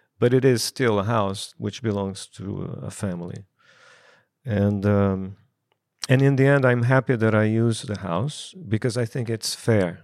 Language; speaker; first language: English; non-native, fluent; Portuguese